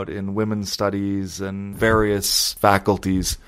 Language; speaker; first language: English; native; English